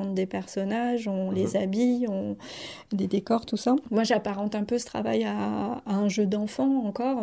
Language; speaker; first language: French; native; French